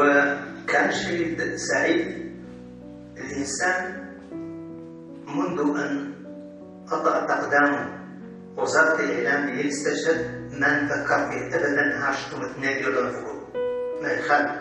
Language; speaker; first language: Arabic; native; Arabic